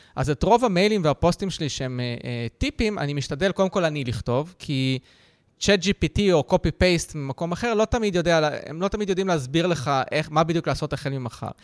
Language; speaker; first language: Hebrew; early bilingual, other home language; Russian